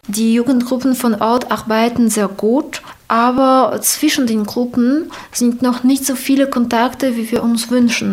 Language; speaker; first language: German; non-native, fluent; Polish